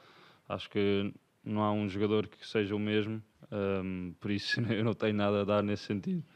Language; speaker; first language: Portuguese; early bilingual, other home language; English